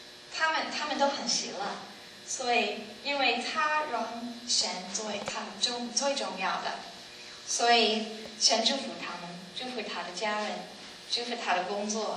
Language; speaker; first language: Chinese; non-native, learner; English